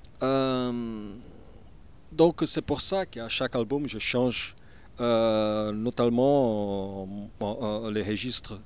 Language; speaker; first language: French; non-native, learner; Portuguese